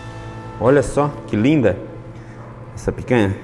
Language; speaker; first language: Portuguese; native; Portuguese